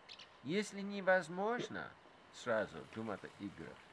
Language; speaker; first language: Russian; non-native, fluent; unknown